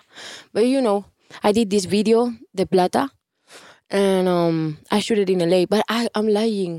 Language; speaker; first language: English; non-native, fluent; Spanish